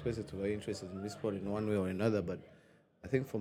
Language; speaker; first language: English; non-native, local second language; Kinyarwanda